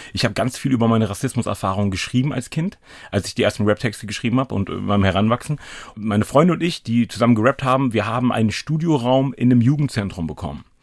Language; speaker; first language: German; native; German